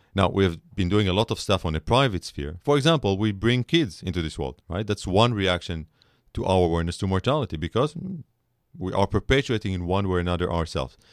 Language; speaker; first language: English; non-native, fluent; Hebrew